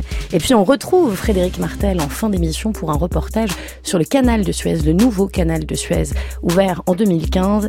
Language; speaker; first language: French; native; French